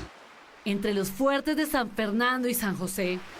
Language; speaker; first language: Spanish; native; Spanish